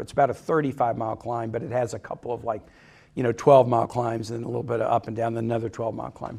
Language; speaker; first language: English; native; English